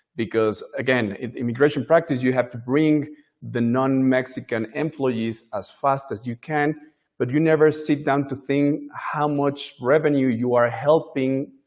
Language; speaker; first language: English; non-native, fluent; Spanish